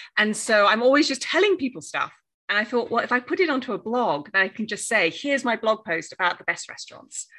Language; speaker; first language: English; native; English